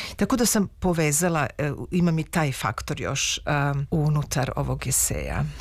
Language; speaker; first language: Serbian; native; Serbian